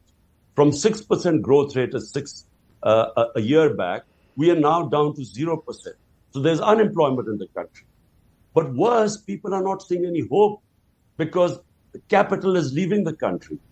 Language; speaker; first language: English; non-native, local second language; Urdu